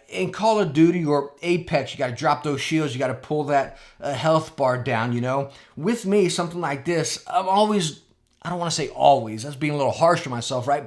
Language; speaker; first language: English; native; English